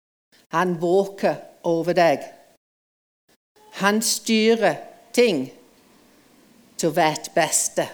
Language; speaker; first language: Norwegian; non-native, fluent; English